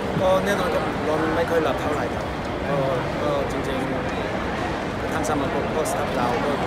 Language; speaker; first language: Thai; non-native, fluent; Korean